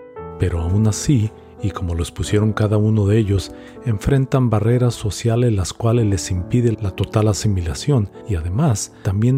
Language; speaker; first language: Spanish; native; Spanish